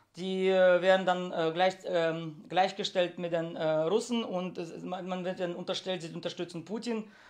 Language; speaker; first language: German; early bilingual, heritage; Russian